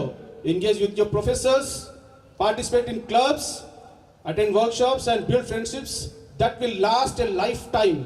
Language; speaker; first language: English; non-native, local second language; Telugu